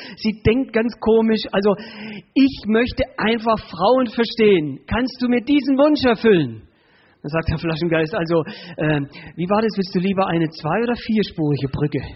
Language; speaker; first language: German; early bilingual, other home language; Spanish